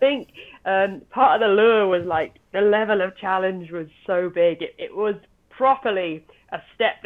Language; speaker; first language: English; native; English